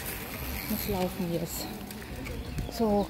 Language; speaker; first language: German; non-native, learner; Thai